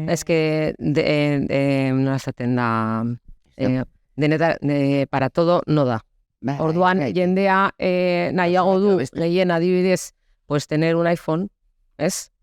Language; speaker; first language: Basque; non-native, local second language; Spanish